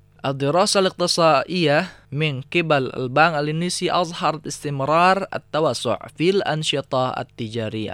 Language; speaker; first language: Arabic; non-native, fluent; Indonesian